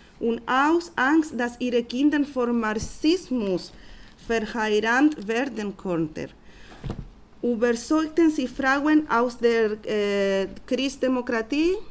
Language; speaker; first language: German; non-native, learner; Spanish